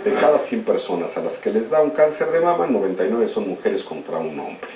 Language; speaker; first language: Spanish; native; Spanish